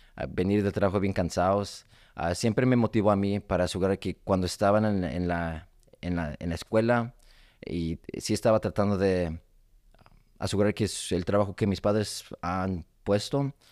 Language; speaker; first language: Spanish; early bilingual, heritage; Spanish